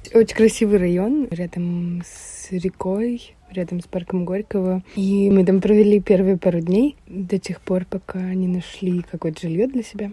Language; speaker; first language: Russian; native; Russian